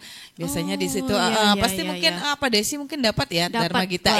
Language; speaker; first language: Indonesian; native; Indonesian